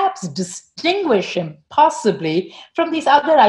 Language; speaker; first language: English; non-native, local second language; Tamil